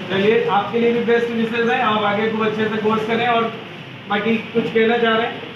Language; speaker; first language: Hindi; native; Hindi